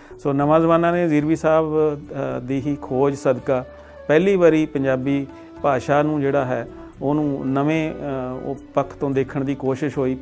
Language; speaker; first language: Punjabi; native; Punjabi